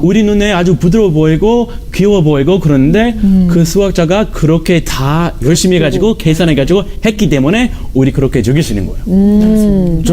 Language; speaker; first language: Korean; non-native, fluent; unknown